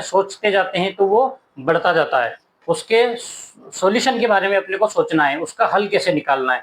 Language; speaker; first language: Hindi; native; Hindi